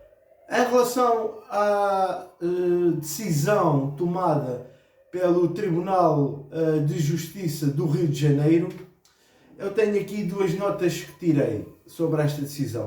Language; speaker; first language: Portuguese; native; Portuguese